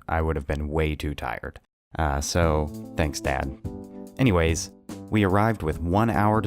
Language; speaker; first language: English; native; English